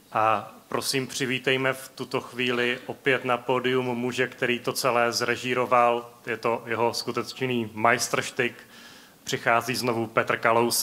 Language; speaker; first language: Czech; native; Czech